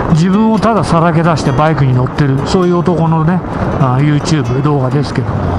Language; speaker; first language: Japanese; native; Japanese